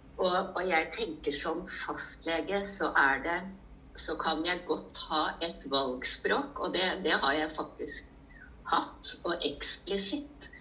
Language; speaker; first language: Norwegian; native; Norwegian